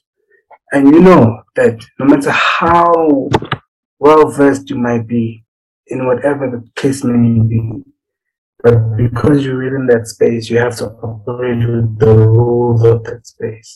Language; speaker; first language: English; non-native, local second language; Zulu